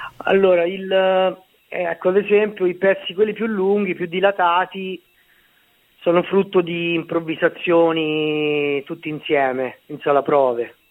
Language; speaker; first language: Italian; native; Italian